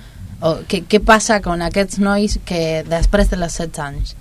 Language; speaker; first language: Catalan; non-native, learner; Spanish